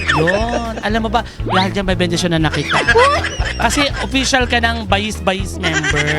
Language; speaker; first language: Filipino; native; Filipino